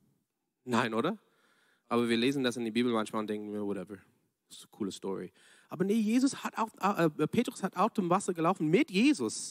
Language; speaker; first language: German; non-native, fluent; English